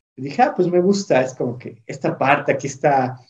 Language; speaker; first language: Spanish; native; Spanish